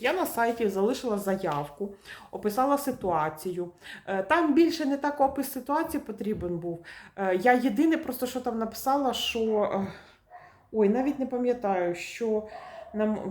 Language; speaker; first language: Ukrainian; native; Ukrainian